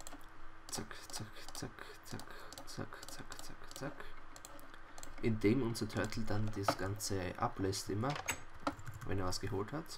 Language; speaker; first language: German; native; German